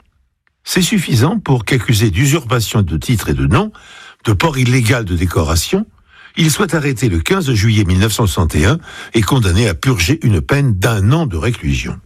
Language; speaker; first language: French; native; French